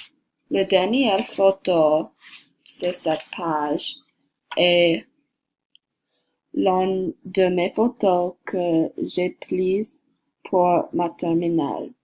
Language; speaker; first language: French; non-native, learner; English